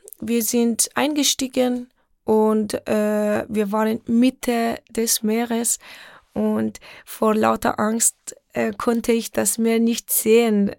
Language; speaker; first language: German; non-native, fluent; Persian